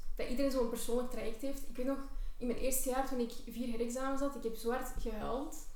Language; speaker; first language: Dutch; early bilingual, other home language; Albanian